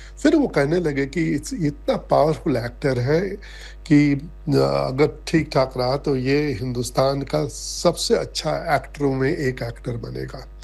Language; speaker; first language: Hindi; non-native, local second language; Bangla